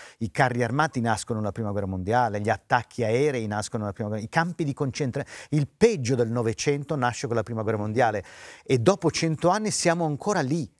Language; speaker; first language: Italian; native; Italian